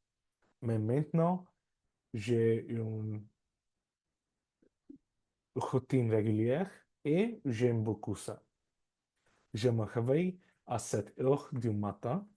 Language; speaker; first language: French; non-native, learner; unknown